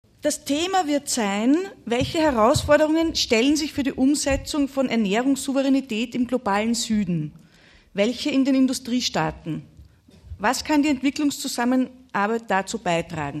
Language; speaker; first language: German; native; German